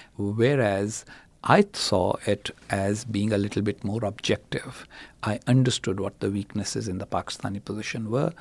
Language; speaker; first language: English; non-native, local second language; Urdu